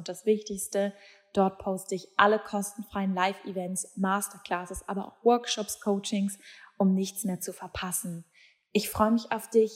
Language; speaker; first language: German; native; German